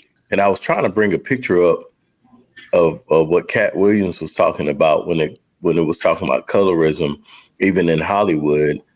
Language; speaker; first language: English; native; English